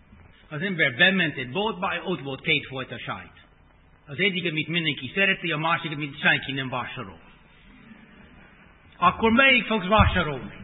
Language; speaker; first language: Hungarian; non-native, fluent; English